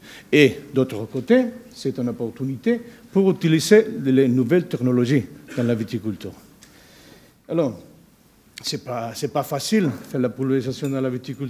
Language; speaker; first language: French; non-native, learner; Spanish